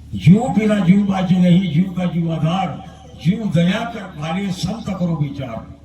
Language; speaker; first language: Hindi; non-native, local second language; Marathi